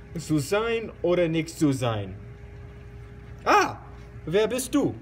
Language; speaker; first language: German; non-native, learner; English